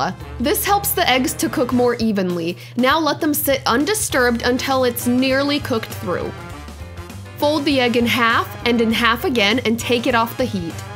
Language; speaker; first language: English; native; English